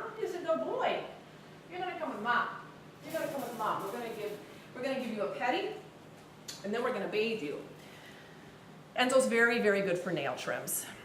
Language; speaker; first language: English; native; English